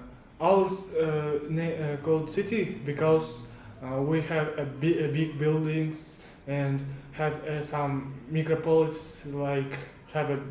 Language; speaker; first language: English; non-native, learner; Kazakh